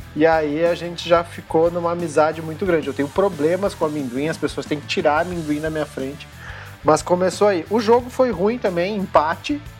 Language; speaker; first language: Portuguese; native; Portuguese